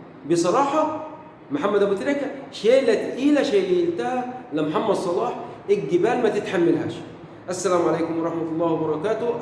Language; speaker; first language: Arabic; native; Arabic